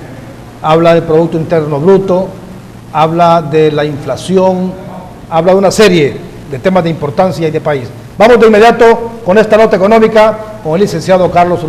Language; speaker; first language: Spanish; native; Spanish